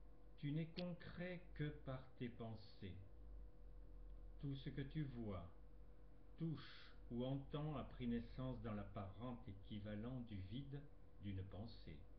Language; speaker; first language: French; native; French